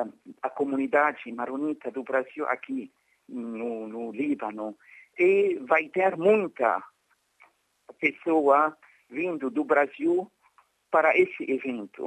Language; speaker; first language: Portuguese; non-native, fluent; Arabic